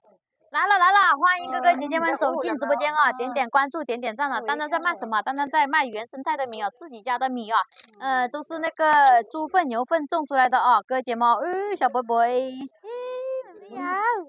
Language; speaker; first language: Chinese; native; Chinese